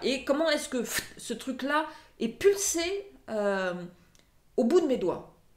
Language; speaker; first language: French; native; French